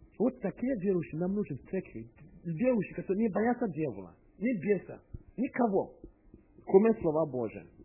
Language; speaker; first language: Russian; non-native, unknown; English